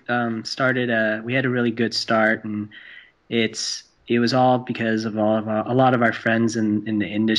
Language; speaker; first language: English; non-native, local second language; Cantonese